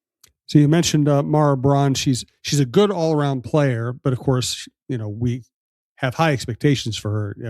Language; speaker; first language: English; native; English